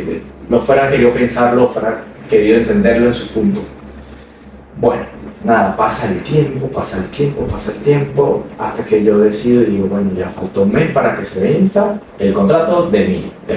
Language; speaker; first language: Spanish; native; Spanish